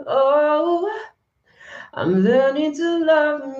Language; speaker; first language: English; non-native, local second language; Yoruba